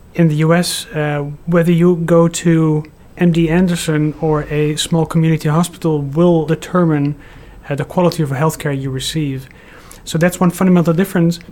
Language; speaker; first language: English; non-native, fluent; Dutch